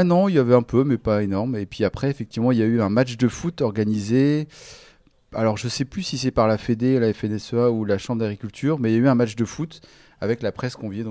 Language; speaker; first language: French; native; French